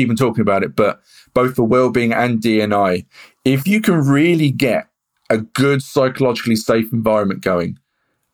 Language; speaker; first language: English; native; English